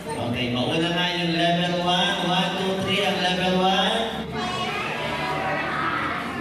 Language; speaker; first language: Filipino; native; Filipino